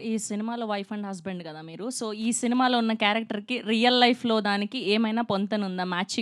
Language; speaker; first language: Telugu; native; Telugu